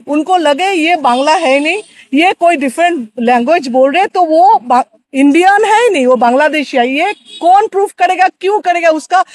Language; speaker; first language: Hindi; non-native, local second language; Bangla